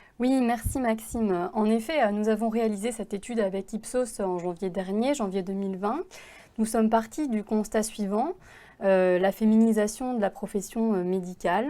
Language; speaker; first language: French; native; French